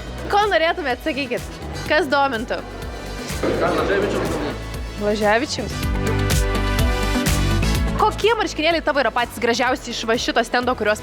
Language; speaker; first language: Lithuanian; native; Lithuanian